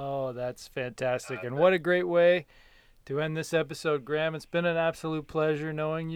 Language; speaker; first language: English; native; English